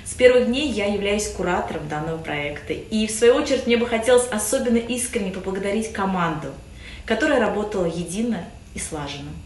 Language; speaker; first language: Russian; native; Russian